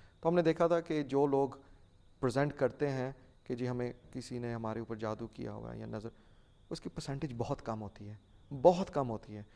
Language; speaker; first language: Urdu; non-native, local second language; Punjabi